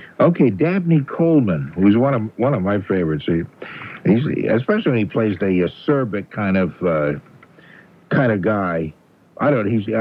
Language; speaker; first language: English; native; English